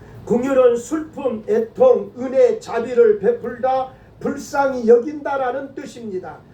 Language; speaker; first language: Korean; native; Korean